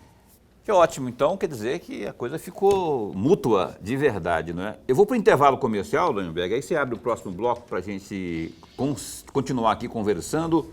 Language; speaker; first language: Portuguese; native; Portuguese